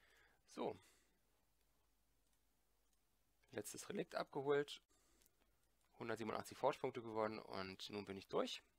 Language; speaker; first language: German; native; German